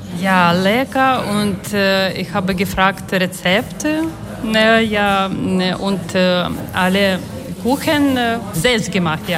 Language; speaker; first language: German; non-native, learner; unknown